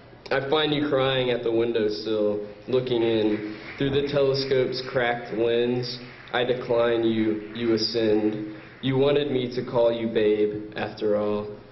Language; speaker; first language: English; native; English